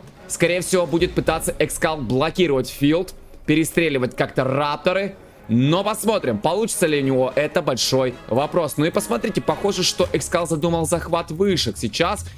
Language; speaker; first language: Russian; native; Russian